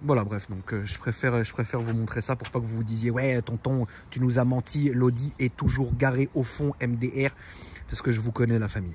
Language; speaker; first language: French; native; French